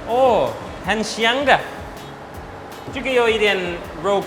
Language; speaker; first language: Chinese; non-native, fluent; English